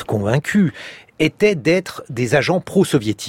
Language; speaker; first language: French; native; French